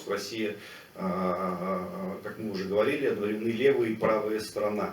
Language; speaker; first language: Russian; native; Russian